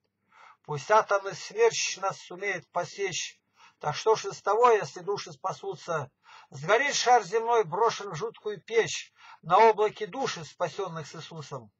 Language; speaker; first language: Russian; native; Russian